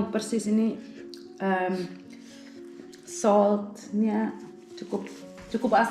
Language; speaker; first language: Indonesian; early bilingual, heritage; Indonesian